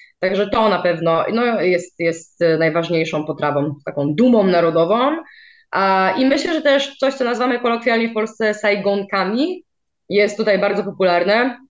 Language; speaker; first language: Polish; native; Polish